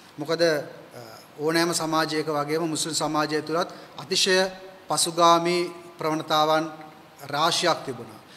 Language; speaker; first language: Sinhala; non-native, local second language; Tamil